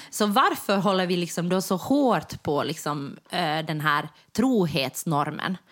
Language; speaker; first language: Swedish; native; Swedish